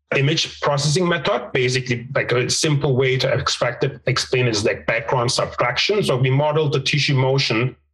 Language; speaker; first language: English; non-native, fluent; Turkish